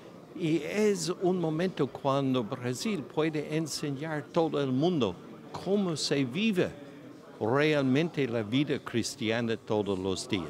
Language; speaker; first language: Spanish; non-native, fluent; English